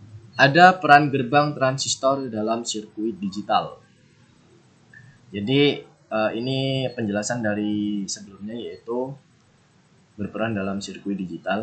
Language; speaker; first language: Indonesian; native; Indonesian